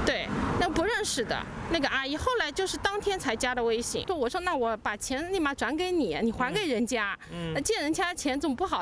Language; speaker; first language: Chinese; native; Chinese